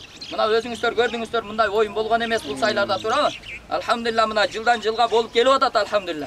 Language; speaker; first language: Kyrgyz; native; Kyrgyz